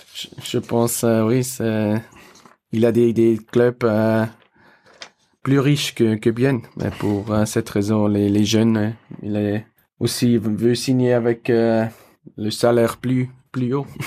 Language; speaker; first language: French; non-native, local second language; German